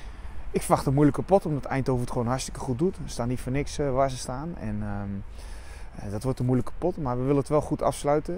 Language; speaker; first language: Dutch; native; Dutch